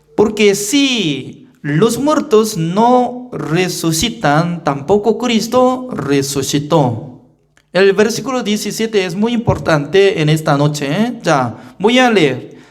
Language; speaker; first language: Spanish; non-native, fluent; Korean